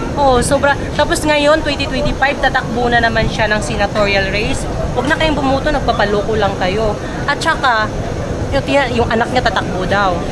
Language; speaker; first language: Filipino; native; Filipino